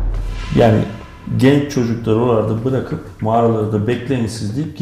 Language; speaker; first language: Turkish; native; Turkish